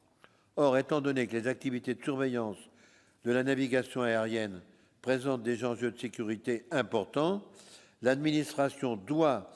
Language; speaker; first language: French; native; French